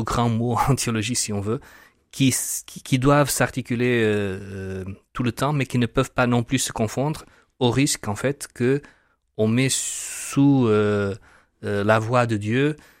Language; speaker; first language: French; non-native, fluent; Portuguese